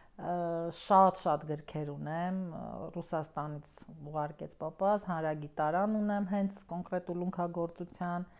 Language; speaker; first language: Armenian; native; Armenian